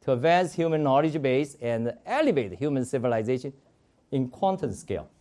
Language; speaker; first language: English; non-native, fluent; Chinese